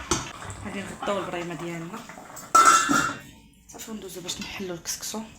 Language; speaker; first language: Arabic; native; Arabic